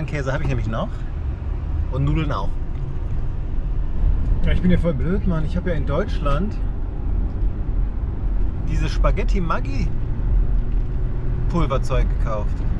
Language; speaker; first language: German; native; German